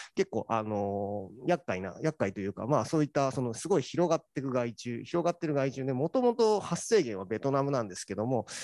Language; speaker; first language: Japanese; native; Japanese